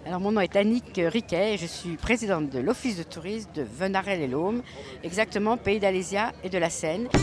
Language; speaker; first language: French; native; French